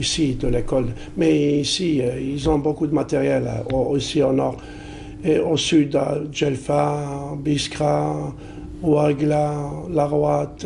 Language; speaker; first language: French; non-native, local second language; Arabic